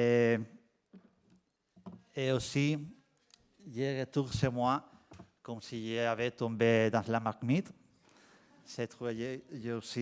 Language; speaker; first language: French; non-native, learner; Spanish